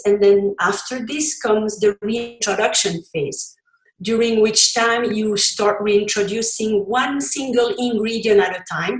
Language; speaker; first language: English; non-native, fluent; French